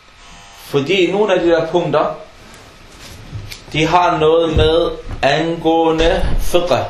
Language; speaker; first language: Danish; non-native, fluent; Arabic